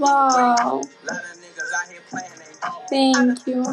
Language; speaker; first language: English; non-native, learner; Russian